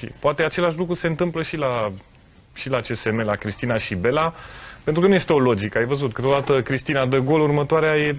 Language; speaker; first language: Romanian; native; Romanian